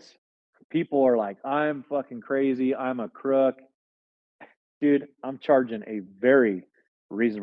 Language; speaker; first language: English; native; English